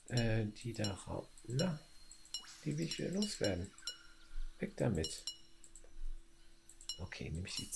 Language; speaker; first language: German; native; German